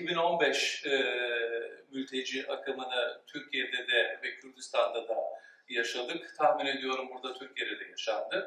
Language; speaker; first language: Turkish; early bilingual, heritage; Turkish